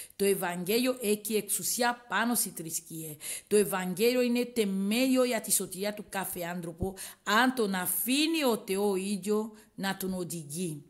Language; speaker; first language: Greek; non-native, learner; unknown